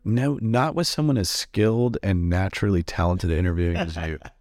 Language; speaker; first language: English; native; English